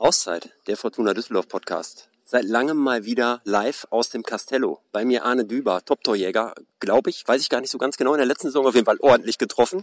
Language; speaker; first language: German; native; German